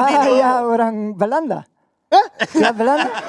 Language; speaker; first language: Indonesian; non-native, learner; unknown